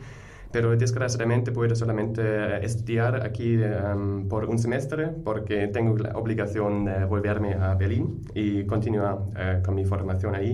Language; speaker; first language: Spanish; non-native, fluent; German